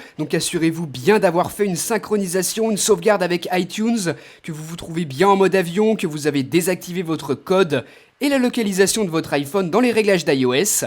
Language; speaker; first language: French; native; French